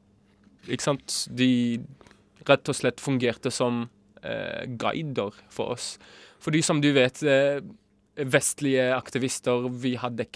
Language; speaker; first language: Norwegian; early bilingual, other home language; Arabic